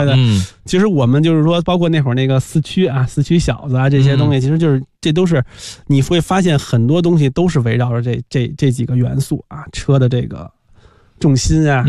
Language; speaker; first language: Chinese; native; Chinese